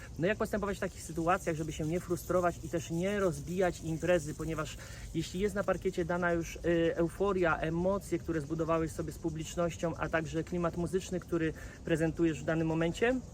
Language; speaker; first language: Polish; native; Polish